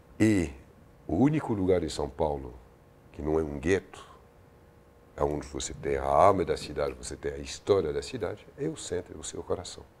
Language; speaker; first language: Portuguese; non-native, fluent; French